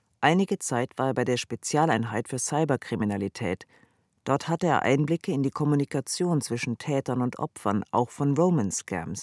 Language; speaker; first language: German; native; German